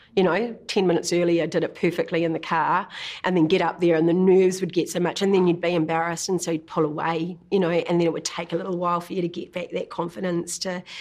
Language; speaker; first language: English; native; English